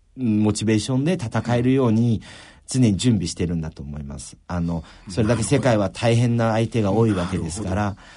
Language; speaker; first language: Japanese; early bilingual, other home language; Chinese